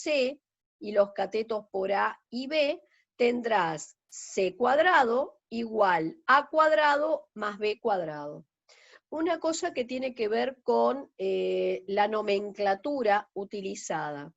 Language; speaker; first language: Spanish; native; Spanish